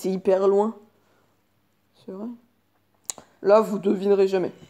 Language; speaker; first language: French; native; French